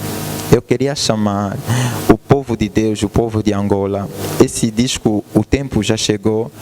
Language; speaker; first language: Portuguese; non-native, fluent; Lingala